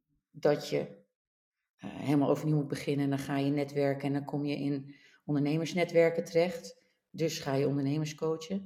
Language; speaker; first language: Dutch; native; Dutch